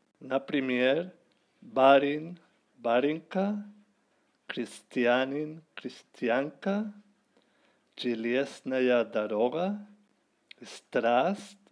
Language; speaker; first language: Russian; non-native, learner; Spanish